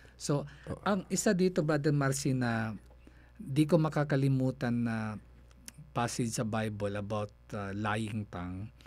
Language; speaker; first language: Filipino; non-native, local second language; Cebuano